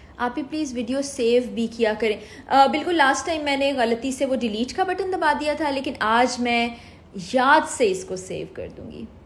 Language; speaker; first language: Urdu; native; Urdu